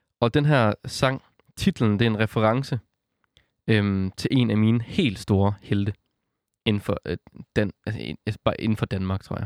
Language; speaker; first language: Danish; native; Danish